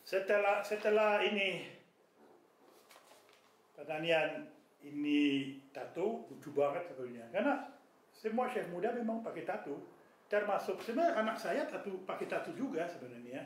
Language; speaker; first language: Indonesian; non-native, fluent; French